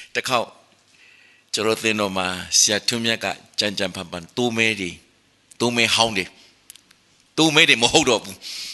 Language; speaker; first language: Burmese; non-native, local second language; Kachin